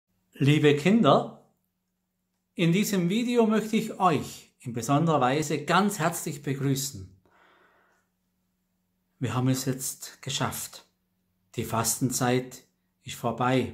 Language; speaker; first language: German; native; German